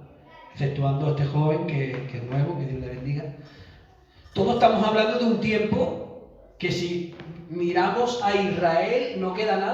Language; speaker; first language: Spanish; native; Spanish